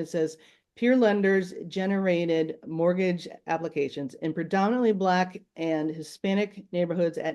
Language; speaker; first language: English; native; English